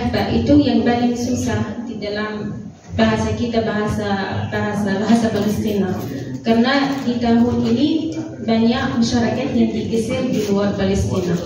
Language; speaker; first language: Indonesian; non-native, fluent; Arabic